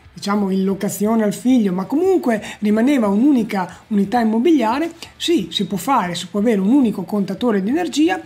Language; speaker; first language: Italian; native; Italian